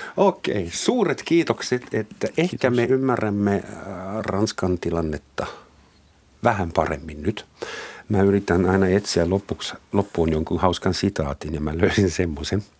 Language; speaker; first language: Finnish; non-native, fluent; German